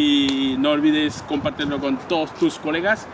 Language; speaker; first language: Spanish; non-native, fluent; Haitian Creole